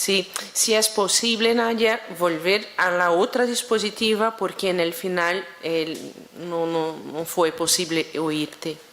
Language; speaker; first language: Spanish; non-native, fluent; Portuguese